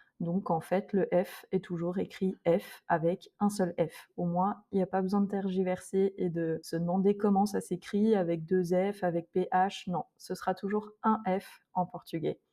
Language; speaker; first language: French; native; French